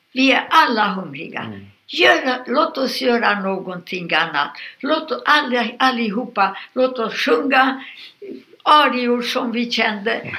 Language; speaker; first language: Swedish; non-native, fluent; Hungarian